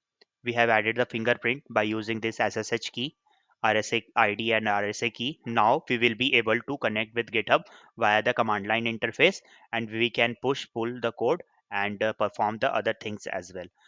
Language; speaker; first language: English; non-native, local second language; Hindi